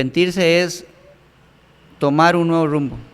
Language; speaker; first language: Spanish; native; Spanish